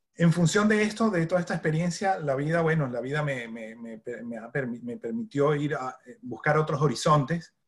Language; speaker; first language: Spanish; native; Spanish